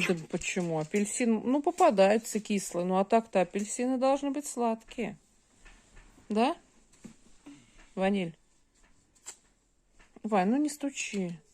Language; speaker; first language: Russian; native; Russian